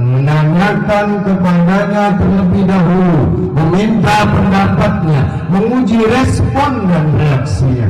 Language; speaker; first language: Indonesian; native; Indonesian